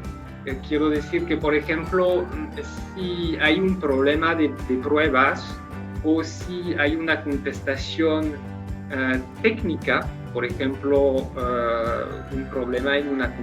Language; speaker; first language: Spanish; non-native, fluent; French